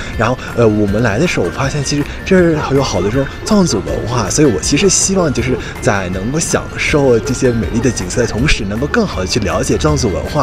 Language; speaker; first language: Chinese; non-native, fluent; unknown